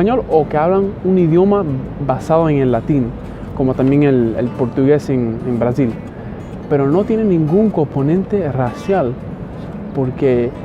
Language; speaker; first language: Spanish; early bilingual, heritage; Spanish